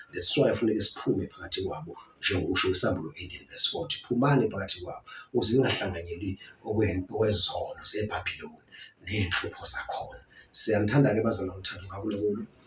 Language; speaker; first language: Zulu; native; Zulu